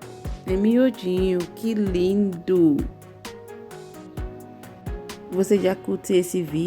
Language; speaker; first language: Portuguese; non-native, learner; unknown